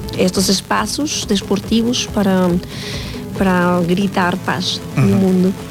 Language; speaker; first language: Portuguese; non-native, fluent; Spanish